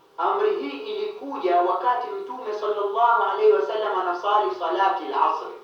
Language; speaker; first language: Swahili; early bilingual, heritage; Swahili